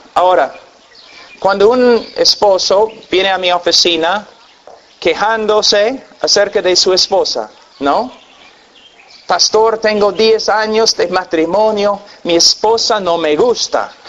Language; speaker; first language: Spanish; non-native, fluent; English